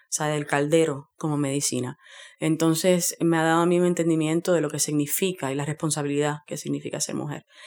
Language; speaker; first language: Spanish; native; Spanish